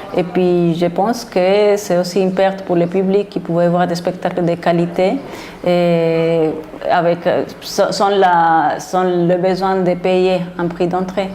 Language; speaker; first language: French; non-native, fluent; Spanish